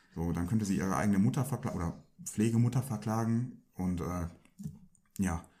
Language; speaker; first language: German; native; German